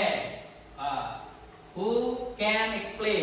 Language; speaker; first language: English; non-native, learner; Indonesian